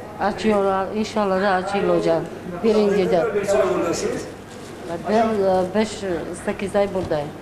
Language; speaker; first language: Turkish; non-native, learner; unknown